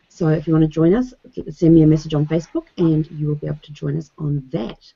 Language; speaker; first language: English; native; English